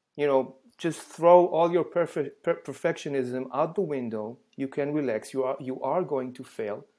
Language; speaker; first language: English; non-native, fluent; Hebrew